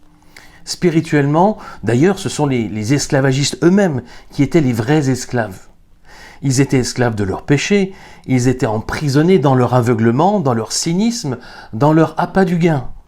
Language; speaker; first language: French; native; French